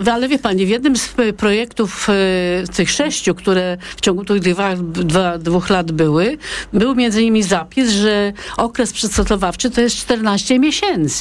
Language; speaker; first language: Polish; native; Polish